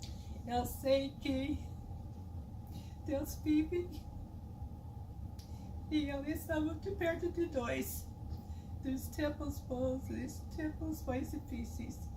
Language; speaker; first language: Portuguese; non-native, learner; English